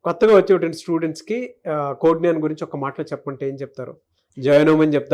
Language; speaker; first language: Telugu; native; Telugu